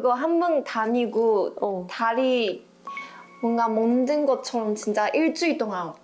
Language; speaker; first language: Korean; non-native, fluent; Chinese